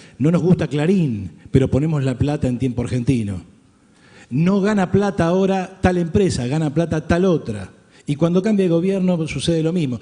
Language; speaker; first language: Spanish; native; Spanish